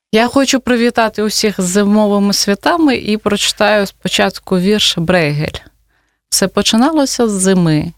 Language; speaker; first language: Ukrainian; non-native, local second language; Russian